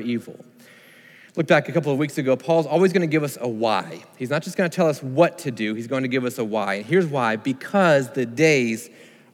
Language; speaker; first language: English; native; English